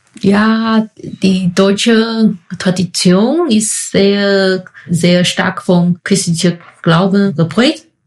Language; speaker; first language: German; non-native, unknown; Chinese